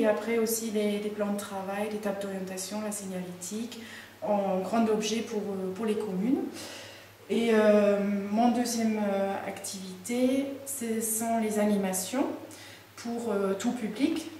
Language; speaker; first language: French; non-native, fluent; German